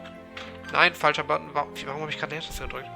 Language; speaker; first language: German; native; German